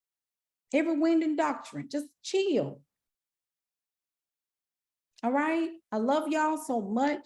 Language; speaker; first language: English; native; English